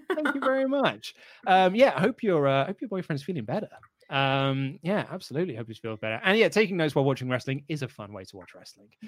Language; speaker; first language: English; native; English